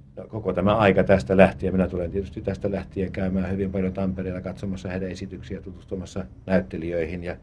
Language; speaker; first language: Finnish; native; Finnish